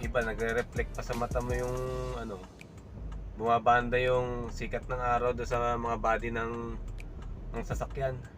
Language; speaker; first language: Filipino; native; Filipino